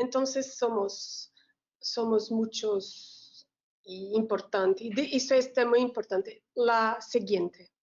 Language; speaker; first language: Spanish; non-native, learner; Portuguese